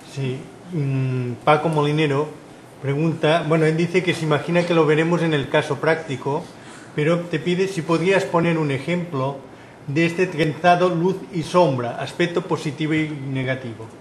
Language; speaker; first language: Spanish; native; Spanish